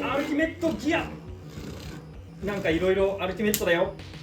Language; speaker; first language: Japanese; native; Japanese